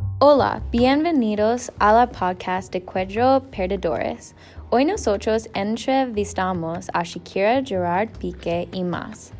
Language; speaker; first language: Spanish; non-native, learner; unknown